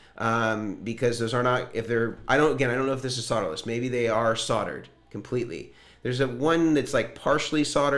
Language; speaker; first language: English; native; English